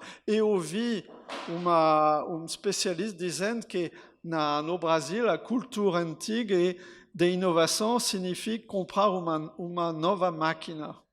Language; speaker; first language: Portuguese; non-native, fluent; French